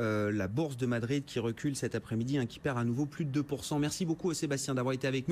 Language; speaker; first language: French; native; French